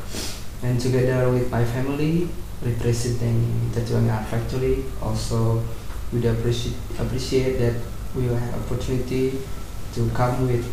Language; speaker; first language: English; non-native, learner; Indonesian